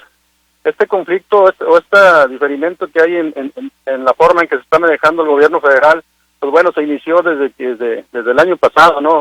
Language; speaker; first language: Spanish; native; Spanish